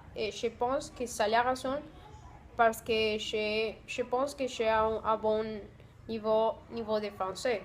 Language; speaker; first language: French; non-native, learner; Spanish